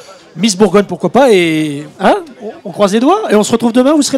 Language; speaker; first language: French; native; French